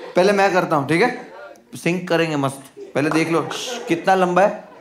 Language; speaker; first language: Hindi; non-native, local second language; Gujarati